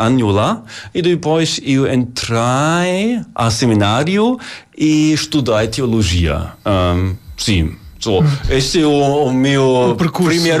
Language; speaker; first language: Portuguese; non-native, learner; German